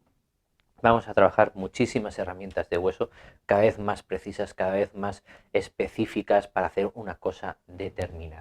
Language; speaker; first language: Spanish; native; Spanish